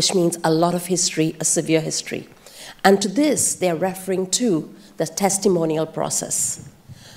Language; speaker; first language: English; non-native, local second language; Bangla